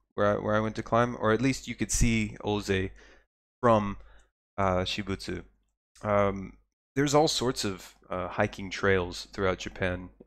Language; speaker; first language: English; native; English